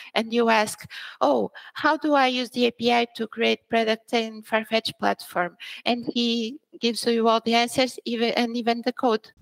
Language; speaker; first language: English; early bilingual, other home language; Portuguese